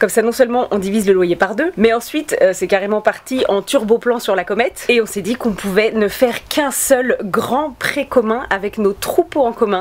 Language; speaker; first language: French; native; French